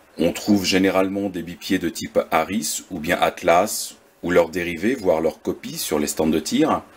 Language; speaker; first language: French; native; French